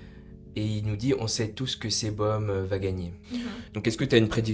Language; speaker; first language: French; native; French